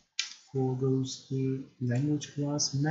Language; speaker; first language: English; non-native, fluent; Turkish